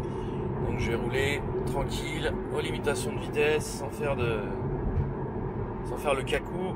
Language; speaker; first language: French; native; French